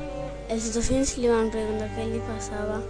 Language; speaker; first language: Catalan; non-native, learner; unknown